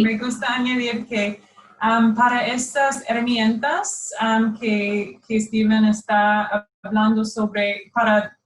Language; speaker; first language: Spanish; non-native, fluent; English